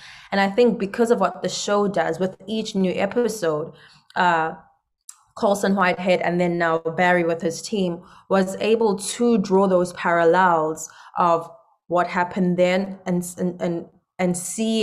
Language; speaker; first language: English; non-native, local second language; Zulu